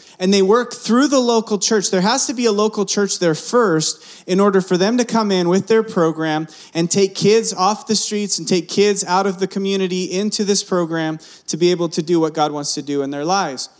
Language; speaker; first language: English; early bilingual, other home language; Spanish